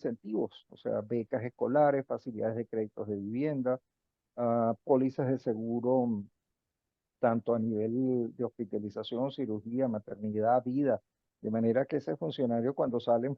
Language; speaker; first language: Spanish; native; Spanish